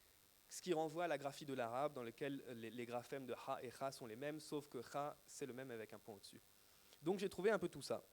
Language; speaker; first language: French; native; French